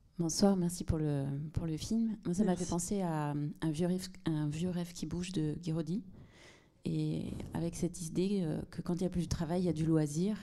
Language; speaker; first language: French; native; French